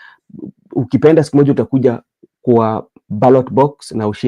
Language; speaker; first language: Swahili; non-native, local second language; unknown